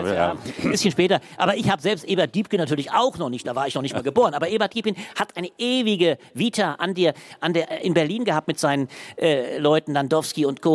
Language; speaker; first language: German; native; German